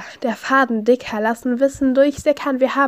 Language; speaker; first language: German; native; German